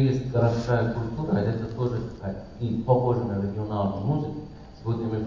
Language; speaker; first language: Russian; non-native, learner; Persian